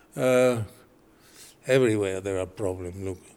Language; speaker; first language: English; non-native, fluent; Italian